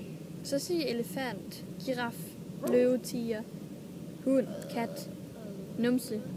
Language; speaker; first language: Danish; native; Danish